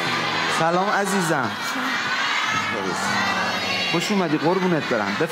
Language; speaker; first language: Persian; native; Persian